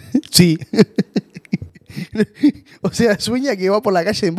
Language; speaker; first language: Spanish; native; Spanish